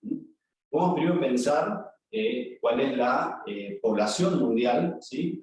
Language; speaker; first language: Spanish; native; Spanish